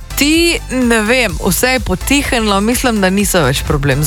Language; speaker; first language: Slovenian; native; Slovenian